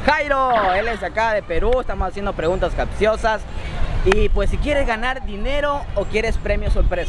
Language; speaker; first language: Spanish; native; Spanish